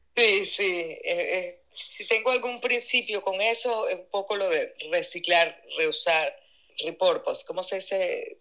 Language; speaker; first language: Spanish; native; Spanish